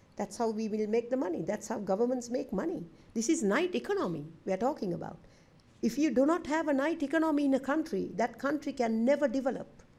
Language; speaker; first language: English; non-native, local second language; Sinhala